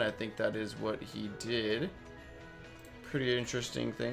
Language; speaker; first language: English; early bilingual, other home language; Spanish